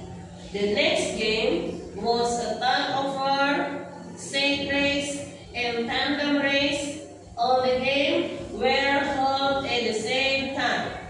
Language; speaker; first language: English; non-native, fluent; Indonesian